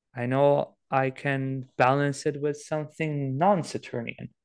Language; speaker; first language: English; non-native, fluent; Romanian